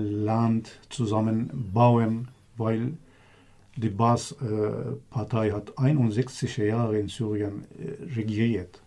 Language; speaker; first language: German; non-native, learner; Kurdish